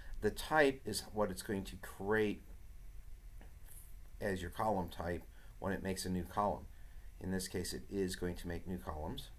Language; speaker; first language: English; native; English